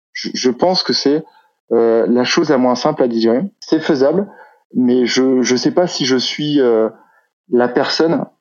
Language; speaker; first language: French; native; French